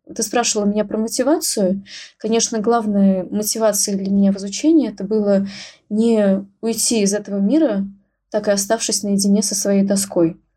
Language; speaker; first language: Russian; native; Russian